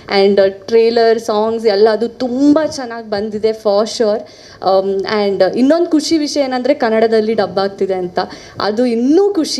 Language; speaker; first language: Kannada; non-native, local second language; Tulu